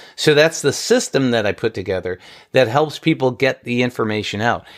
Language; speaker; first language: English; native; English